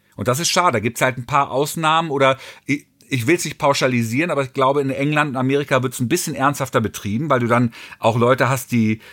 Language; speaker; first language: German; native; German